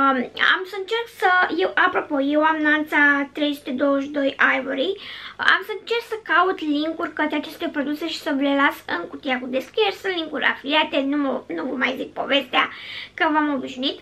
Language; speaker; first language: Romanian; native; Romanian